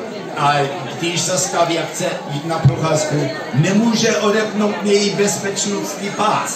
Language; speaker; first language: Czech; non-native, learner; English